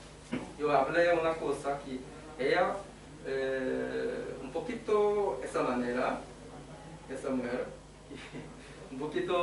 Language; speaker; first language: Spanish; non-native, learner; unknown